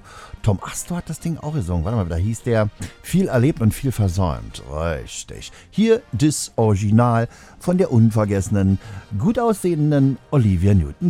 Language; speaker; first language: German; native; German